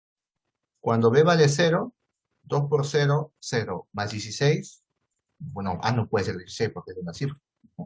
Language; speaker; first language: Spanish; native; Spanish